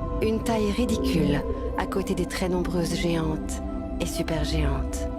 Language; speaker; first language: French; native; French